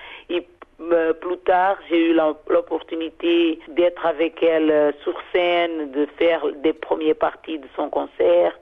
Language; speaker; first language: French; non-native, fluent; Portuguese